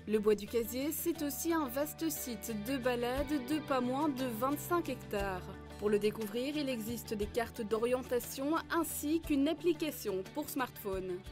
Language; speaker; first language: French; native; French